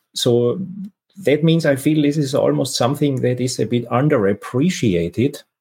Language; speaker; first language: English; non-native, fluent; German